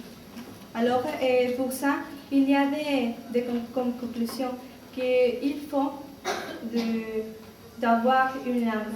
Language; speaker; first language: French; non-native, learner; Spanish